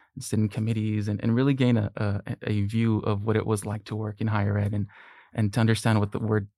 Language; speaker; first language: English; early bilingual, other home language; Spanish